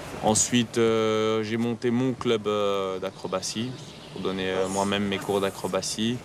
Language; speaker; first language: French; early bilingual, other home language; Lingala